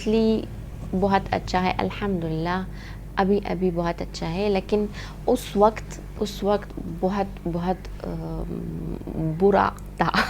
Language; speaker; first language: Hindi; non-native, learner; Arabic